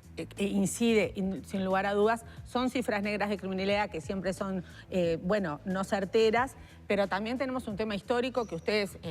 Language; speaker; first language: Spanish; native; Spanish